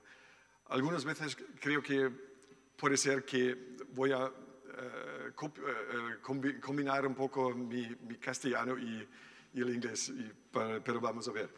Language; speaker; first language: Spanish; non-native, learner; German